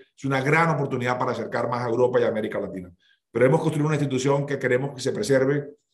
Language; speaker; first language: Spanish; native; Spanish